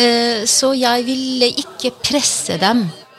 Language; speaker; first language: Norwegian; non-native, fluent; Turkish